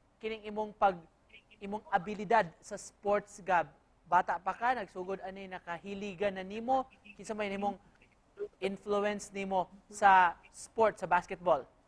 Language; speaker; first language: Cebuano; native; Cebuano